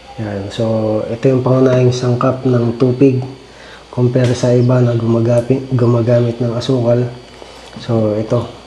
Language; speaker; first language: Filipino; native; Filipino